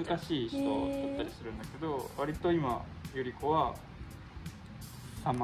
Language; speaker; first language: Japanese; native; Japanese